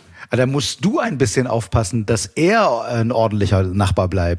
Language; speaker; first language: German; native; German